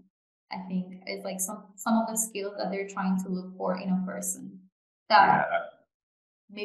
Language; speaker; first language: English; non-native, fluent; Japanese